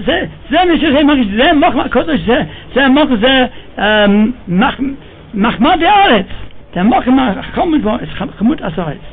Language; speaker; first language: Hebrew; non-native, fluent; English